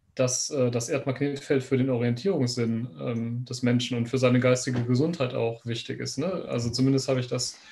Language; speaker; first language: German; native; German